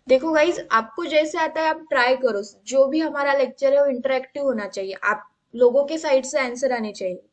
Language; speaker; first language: Hindi; non-native, local second language; Marathi